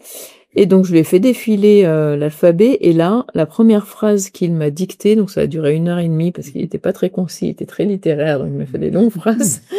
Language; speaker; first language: French; native; French